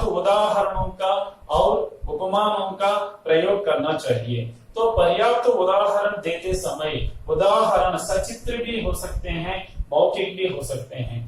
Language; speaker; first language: Hindi; non-native, local second language; Telugu